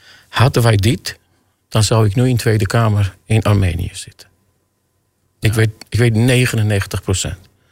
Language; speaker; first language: Dutch; non-native, fluent; Armenian